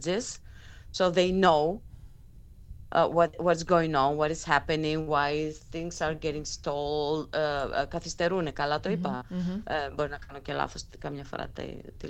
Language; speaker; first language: English; non-native, fluent; Greek